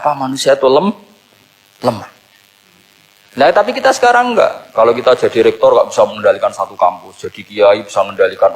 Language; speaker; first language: Indonesian; non-native, local second language; Javanese